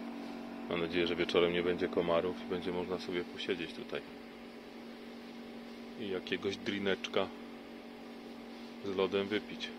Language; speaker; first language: Polish; native; Polish